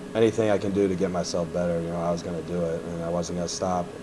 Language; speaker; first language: English; native; English